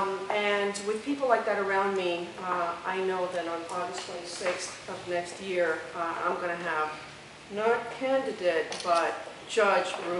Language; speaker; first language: English; early bilingual, other home language; Spanish